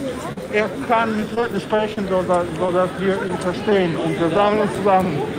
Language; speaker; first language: German; non-native, fluent; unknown